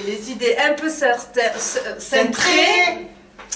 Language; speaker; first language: French; native; French